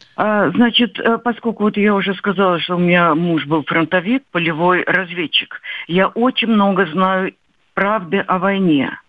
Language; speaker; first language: Russian; native; Russian